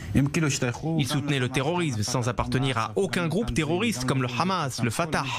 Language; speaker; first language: French; non-native, fluent; Arabic